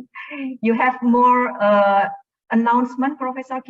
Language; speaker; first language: English; non-native, fluent; Indonesian